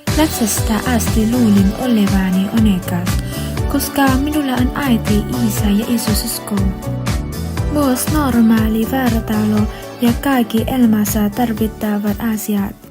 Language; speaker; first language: Finnish; non-native, learner; Vietnamese